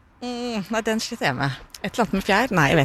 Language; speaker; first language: Norwegian; native; Norwegian